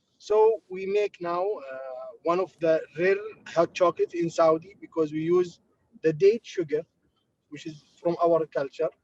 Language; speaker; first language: English; non-native, learner; Arabic